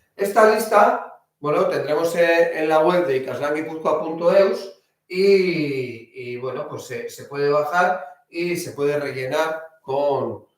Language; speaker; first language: Spanish; native; Spanish